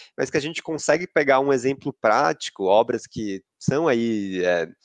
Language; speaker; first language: Portuguese; native; Portuguese